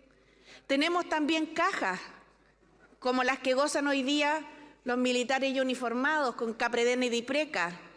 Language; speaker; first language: Spanish; native; Spanish